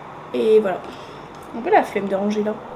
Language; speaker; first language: French; native; French